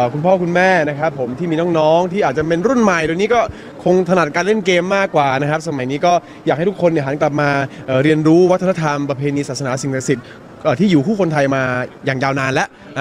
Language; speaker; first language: Thai; native; Thai